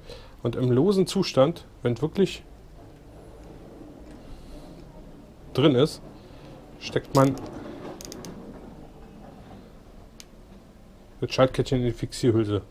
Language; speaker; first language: German; native; German